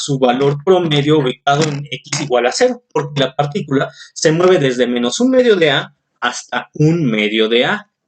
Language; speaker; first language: Spanish; native; Spanish